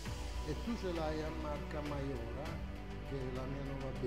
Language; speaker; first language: Italian; native; Italian